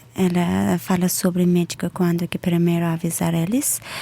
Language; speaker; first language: Portuguese; non-native, learner; Persian